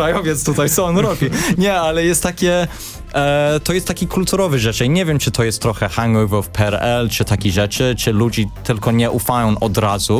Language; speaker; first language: Polish; non-native, learner; English